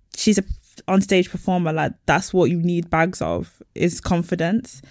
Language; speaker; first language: English; native; English